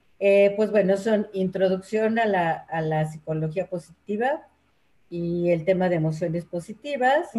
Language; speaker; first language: Spanish; native; Spanish